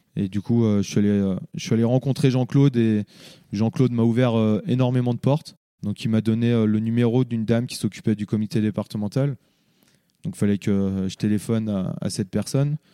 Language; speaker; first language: French; native; French